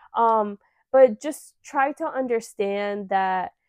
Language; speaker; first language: English; early bilingual, other home language; Spanish